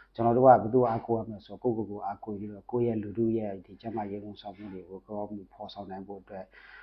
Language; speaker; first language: Burmese; non-native, local second language; S'gaw Karen